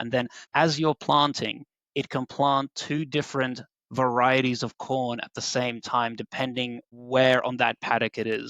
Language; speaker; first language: English; native; English